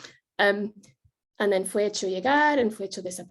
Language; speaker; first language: Spanish; non-native, fluent; English